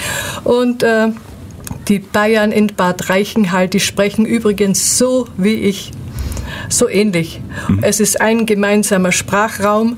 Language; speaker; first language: German; native; German